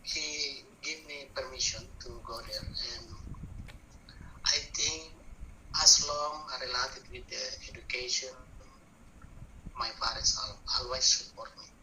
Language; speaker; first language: English; non-native, learner; Indonesian